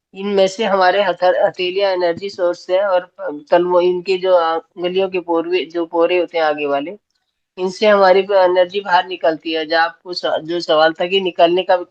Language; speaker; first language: Hindi; native; Hindi